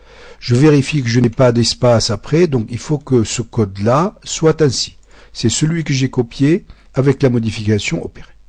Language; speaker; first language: French; native; French